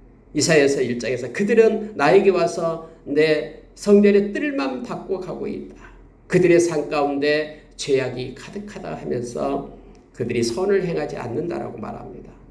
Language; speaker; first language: Korean; native; Korean